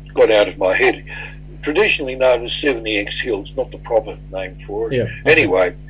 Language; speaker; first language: English; native; English